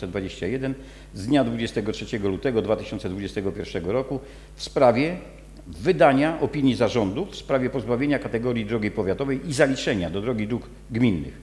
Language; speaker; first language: Polish; native; Polish